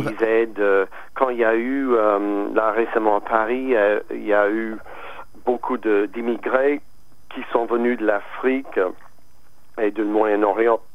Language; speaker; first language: French; non-native, fluent; English